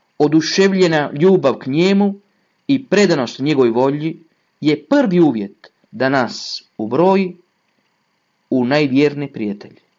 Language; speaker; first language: Croatian; non-native, fluent; Italian